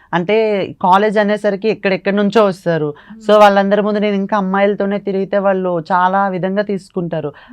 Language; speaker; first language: Telugu; native; Telugu